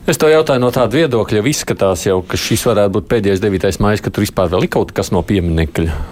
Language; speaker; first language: Latvian; native; Latvian